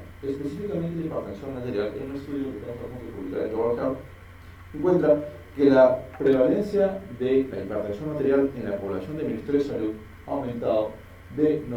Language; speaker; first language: Spanish; native; Spanish